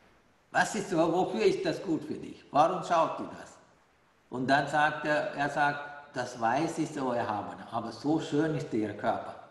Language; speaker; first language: German; non-native, fluent; Sinhala